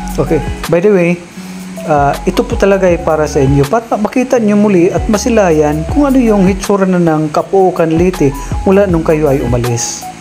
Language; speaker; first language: Filipino; non-native, local second language; Waray